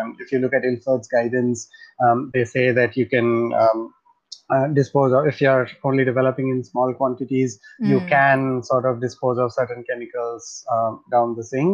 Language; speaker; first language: English; non-native, local second language; Bangla